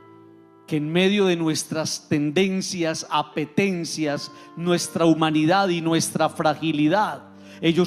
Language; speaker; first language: Spanish; native; Spanish